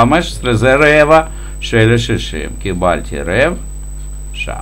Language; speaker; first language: Hebrew; non-native, fluent; Russian